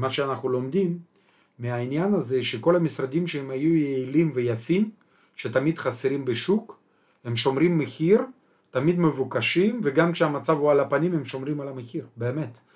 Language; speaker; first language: Hebrew; non-native, fluent; Russian